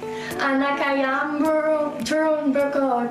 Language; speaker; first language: Indonesian; non-native, learner; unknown